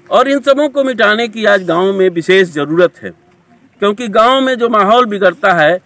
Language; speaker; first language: Hindi; native; Hindi